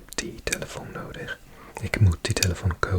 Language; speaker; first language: Dutch; non-native, learner; English